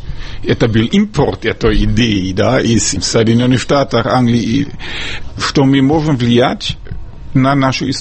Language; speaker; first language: Russian; non-native, fluent; German